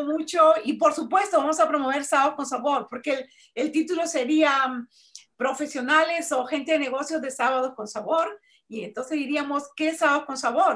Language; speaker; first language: Spanish; native; Spanish